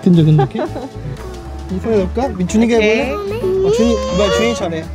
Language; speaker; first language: Korean; native; Korean